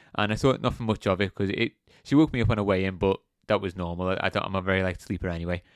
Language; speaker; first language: English; native; English